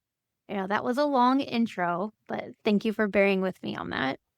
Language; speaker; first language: English; native; English